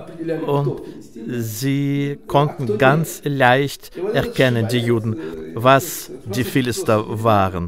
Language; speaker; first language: German; non-native, fluent; Russian